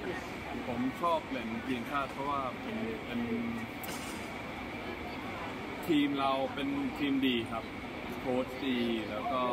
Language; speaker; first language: Thai; non-native, learner; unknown